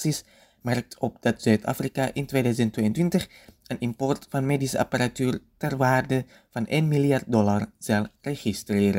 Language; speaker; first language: Dutch; non-native, fluent; Indonesian